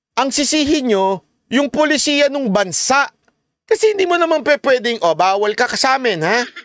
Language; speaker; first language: Filipino; native; Filipino